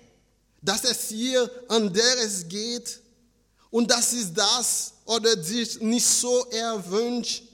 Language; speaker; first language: German; non-native, fluent; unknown